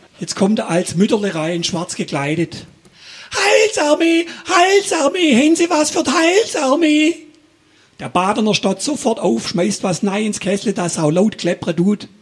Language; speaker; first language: German; native; German